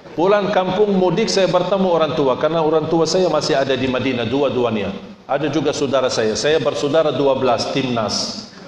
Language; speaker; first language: Indonesian; non-native, fluent; Arabic